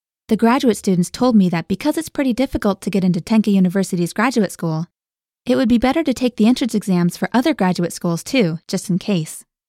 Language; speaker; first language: English; native; English